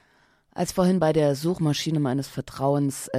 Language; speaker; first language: German; native; German